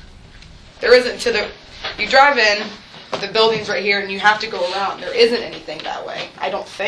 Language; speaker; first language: English; native; English